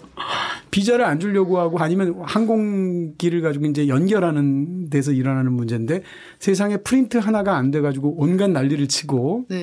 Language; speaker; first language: Korean; native; Korean